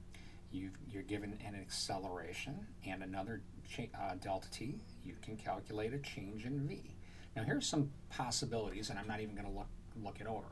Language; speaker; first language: English; native; English